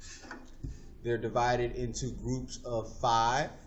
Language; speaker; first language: English; native; English